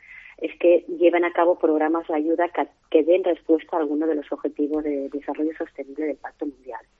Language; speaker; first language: Spanish; native; Spanish